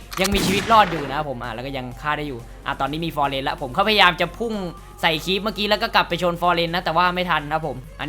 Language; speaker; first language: Thai; native; Thai